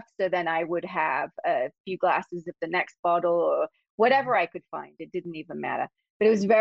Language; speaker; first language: English; native; English